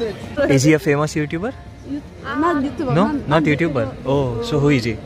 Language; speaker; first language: English; non-native, local second language; Hindi